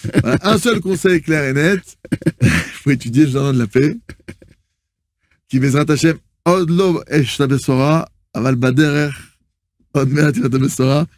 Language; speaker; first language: Hebrew; non-native, fluent; French